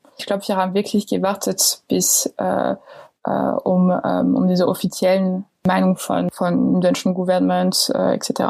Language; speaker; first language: German; non-native, fluent; French